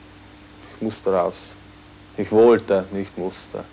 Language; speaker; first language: German; non-native, learner; Hungarian